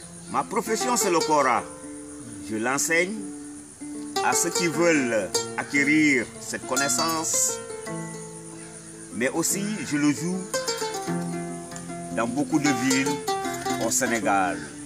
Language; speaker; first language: French; non-native, local second language; Mandingo